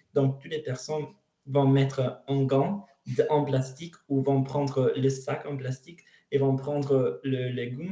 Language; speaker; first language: French; non-native, learner; Italian